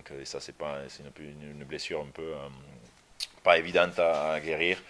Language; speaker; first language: French; native; French